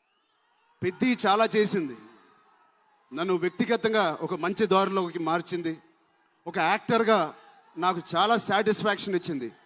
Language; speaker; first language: Telugu; native; Telugu